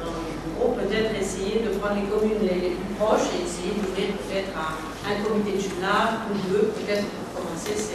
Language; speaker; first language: French; native; French